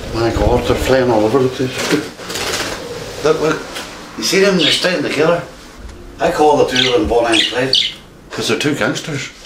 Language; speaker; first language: English; native; English